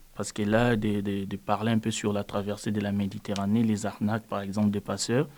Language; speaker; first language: French; non-native, local second language; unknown